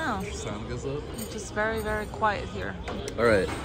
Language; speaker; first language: English; non-native, fluent; Portuguese